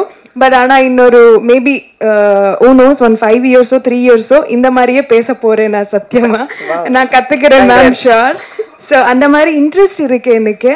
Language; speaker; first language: Tamil; non-native, learner; Kannada